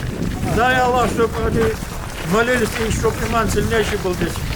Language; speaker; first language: Russian; non-native, local second language; Kumyk